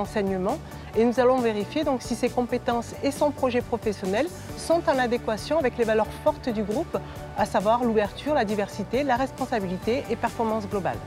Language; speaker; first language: French; native; French